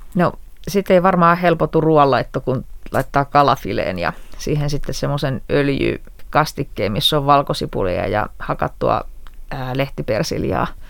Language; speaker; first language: Finnish; native; Finnish